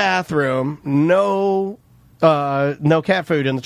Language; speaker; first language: English; native; English